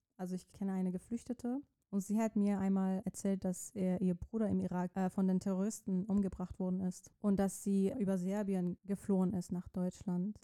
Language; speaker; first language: German; non-native, fluent; Persian